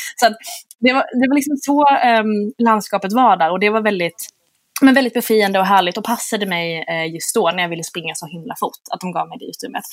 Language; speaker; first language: Swedish; native; Swedish